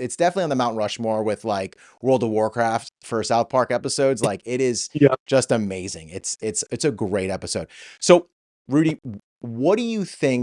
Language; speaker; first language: English; native; English